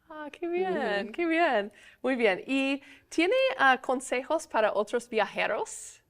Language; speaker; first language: Spanish; non-native, fluent; English